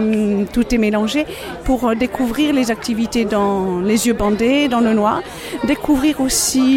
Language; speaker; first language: French; native; French